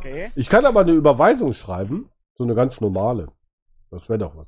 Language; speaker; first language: German; native; German